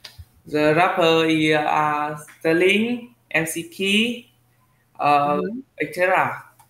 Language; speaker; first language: English; non-native, learner; Vietnamese